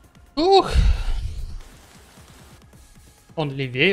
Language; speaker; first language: Russian; native; Russian